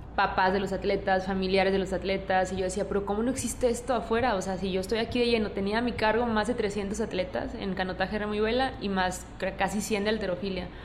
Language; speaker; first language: Spanish; native; Spanish